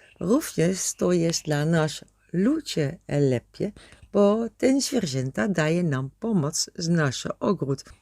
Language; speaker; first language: Polish; non-native, learner; Dutch